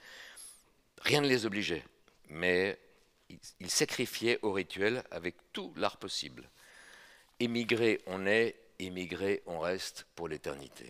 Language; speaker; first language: French; native; French